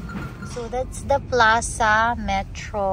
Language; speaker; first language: English; non-native, local second language; Filipino